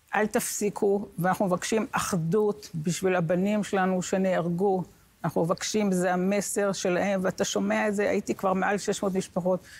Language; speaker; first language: Hebrew; native; Hebrew